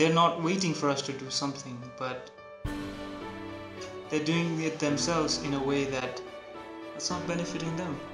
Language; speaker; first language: English; non-native, local second language; Nepali